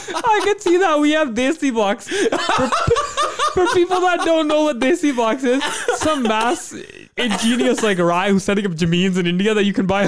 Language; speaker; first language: English; early bilingual, other home language; Punjabi